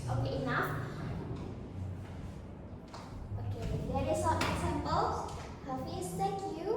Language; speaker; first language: English; non-native, learner; Indonesian